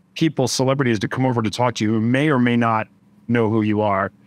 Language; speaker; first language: English; native; English